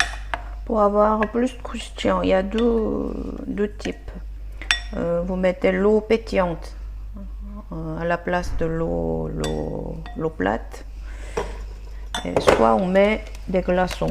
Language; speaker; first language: French; non-native, learner; Korean